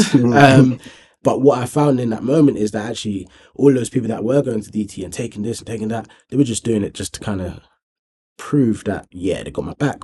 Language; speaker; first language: English; native; English